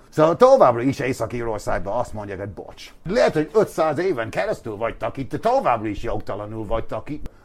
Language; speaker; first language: Hungarian; non-native, fluent; English